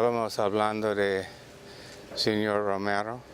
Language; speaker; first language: Spanish; non-native, learner; English